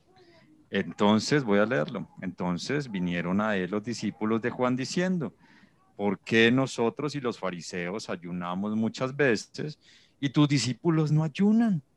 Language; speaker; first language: Spanish; native; Spanish